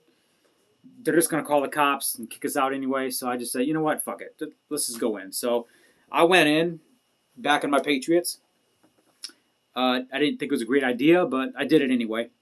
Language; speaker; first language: English; native; English